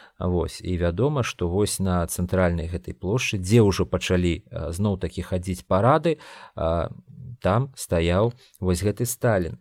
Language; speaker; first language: Belarusian; non-native, local second language; Russian